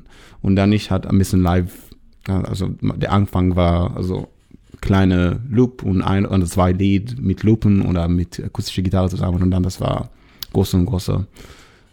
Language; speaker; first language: German; non-native, learner; Hebrew